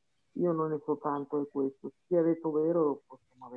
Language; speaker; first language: Italian; non-native, fluent; Spanish